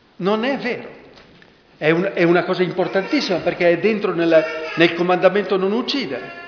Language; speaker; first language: Italian; native; Italian